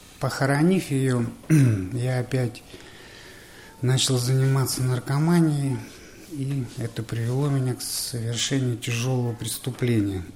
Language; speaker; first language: Russian; native; Russian